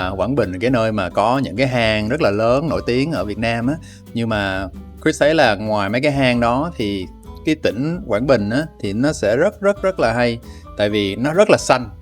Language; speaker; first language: Vietnamese; early bilingual, heritage; Vietnamese